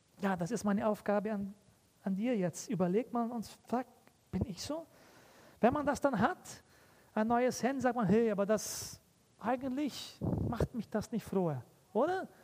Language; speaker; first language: German; early bilingual, heritage; German